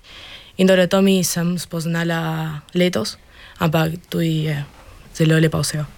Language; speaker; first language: Slovenian; early bilingual, heritage; Slovenian